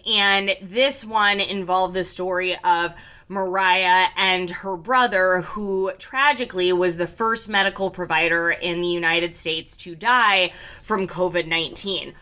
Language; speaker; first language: English; native; English